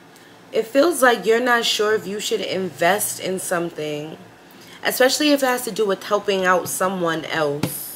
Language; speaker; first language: English; native; English